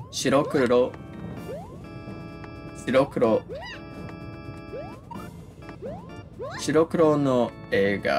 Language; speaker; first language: Japanese; non-native, learner; English